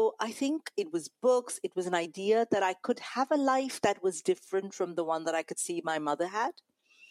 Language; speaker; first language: English; non-native, local second language; Malayalam